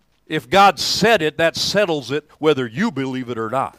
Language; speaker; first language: English; native; English